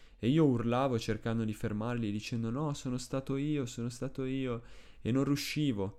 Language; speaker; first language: Italian; early bilingual, other home language; Spanish